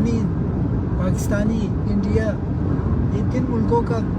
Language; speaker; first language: Hindi; non-native, learner; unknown